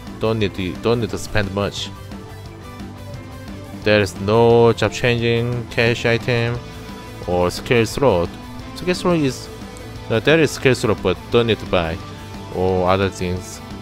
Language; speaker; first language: English; non-native, fluent; Korean